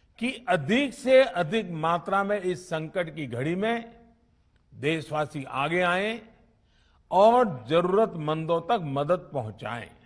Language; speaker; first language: Hindi; non-native, local second language; Gujarati